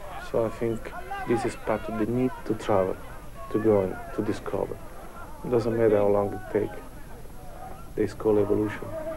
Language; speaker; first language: English; non-native, fluent; Italian